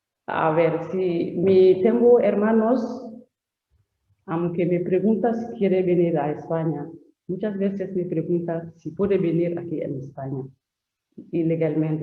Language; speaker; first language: Spanish; non-native, learner; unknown